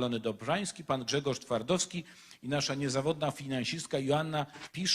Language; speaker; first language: Polish; native; Polish